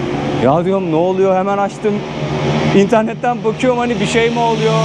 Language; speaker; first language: Turkish; native; Turkish